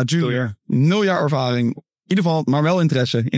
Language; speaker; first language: Dutch; native; Dutch